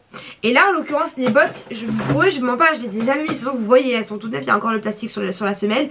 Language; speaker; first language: French; native; French